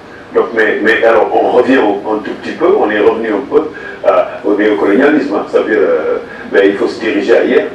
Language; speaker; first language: French; non-native, local second language; Wolof